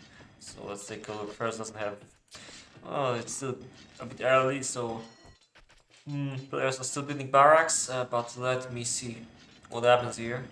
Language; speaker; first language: English; non-native, fluent; Polish